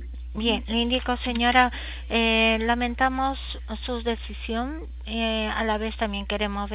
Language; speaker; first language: Spanish; native; Spanish